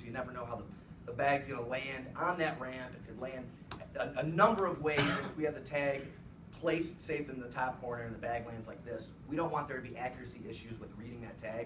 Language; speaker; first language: English; native; English